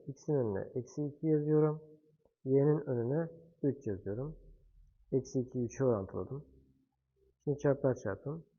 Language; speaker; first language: Turkish; native; Turkish